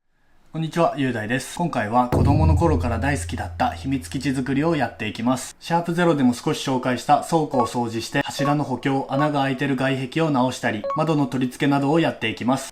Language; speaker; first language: Japanese; native; Japanese